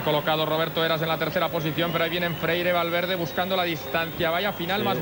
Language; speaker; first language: Spanish; native; Spanish